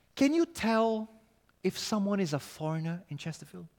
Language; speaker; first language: English; non-native, fluent; Portuguese